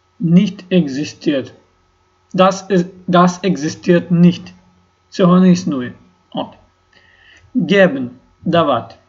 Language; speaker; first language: German; non-native, learner; Ukrainian